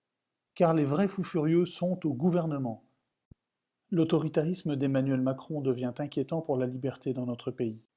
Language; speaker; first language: French; native; French